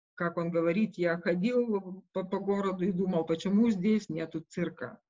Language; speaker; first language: Russian; non-native, local second language; Lithuanian